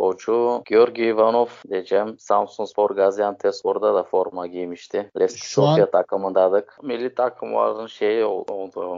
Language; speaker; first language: Turkish; native; Turkish